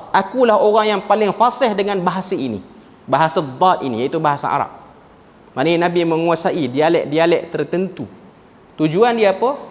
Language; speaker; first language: Malay; native; Malay